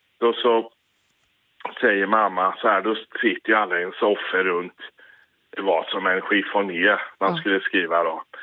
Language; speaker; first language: Swedish; native; Swedish